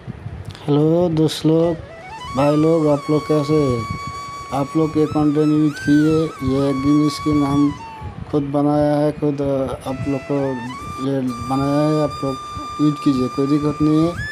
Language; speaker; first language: Hindi; non-native, local second language; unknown